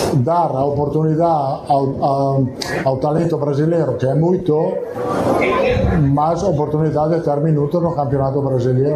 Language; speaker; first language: Portuguese; non-native, fluent; Italian